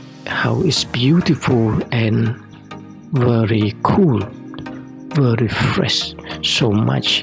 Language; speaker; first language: English; non-native, learner; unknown